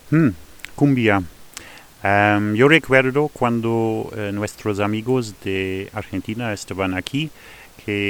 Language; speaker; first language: Spanish; non-native, fluent; Luxembourgish